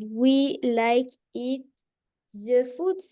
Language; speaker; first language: English; non-native, learner; French